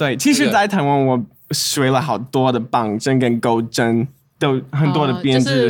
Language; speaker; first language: Chinese; non-native, learner; English